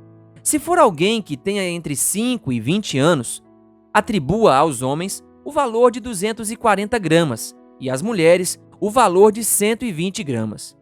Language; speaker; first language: Portuguese; native; Portuguese